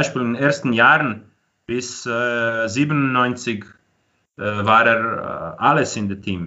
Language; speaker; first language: German; non-native, fluent; Croatian